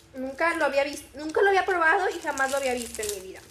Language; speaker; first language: Spanish; native; Spanish